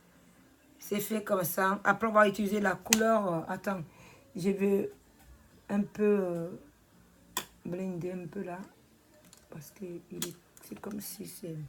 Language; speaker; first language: French; non-native, learner; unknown